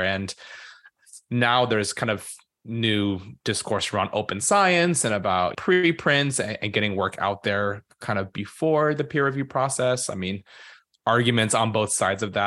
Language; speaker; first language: English; native; English